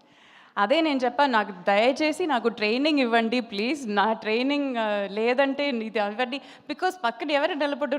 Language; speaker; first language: Telugu; non-native, fluent; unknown